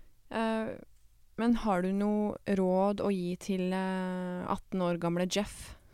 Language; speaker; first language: Norwegian; native; Norwegian